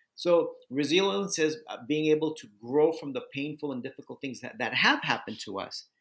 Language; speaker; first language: English; native; English